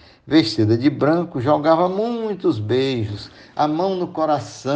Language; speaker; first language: Portuguese; native; Portuguese